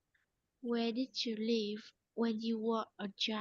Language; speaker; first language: English; non-native, learner; Vietnamese